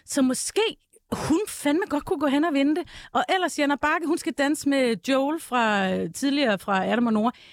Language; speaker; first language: Danish; native; Danish